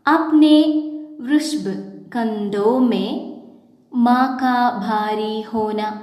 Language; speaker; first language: Hindi; non-native, local second language; Malayalam